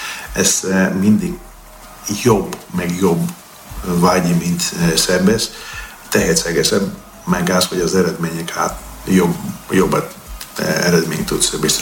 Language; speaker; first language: Hungarian; non-native, learner; Greek